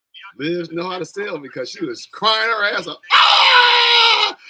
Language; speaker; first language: English; native; English